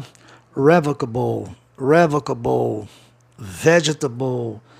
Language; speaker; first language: English; non-native, fluent; Portuguese